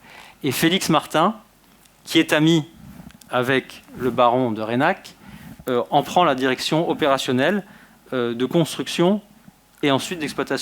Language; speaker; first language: French; native; French